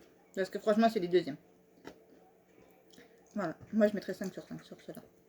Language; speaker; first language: French; native; French